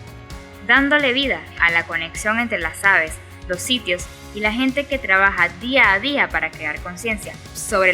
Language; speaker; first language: Spanish; native; Spanish